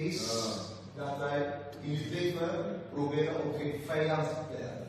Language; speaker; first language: Dutch; non-native, fluent; Indonesian